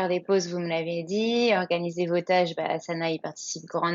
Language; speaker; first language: French; native; French